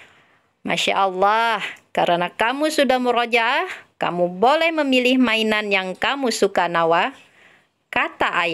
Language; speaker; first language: Indonesian; native; Indonesian